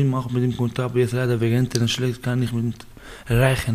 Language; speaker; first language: German; non-native, learner; Baluchi